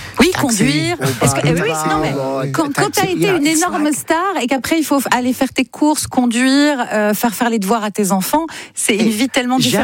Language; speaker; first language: French; native; French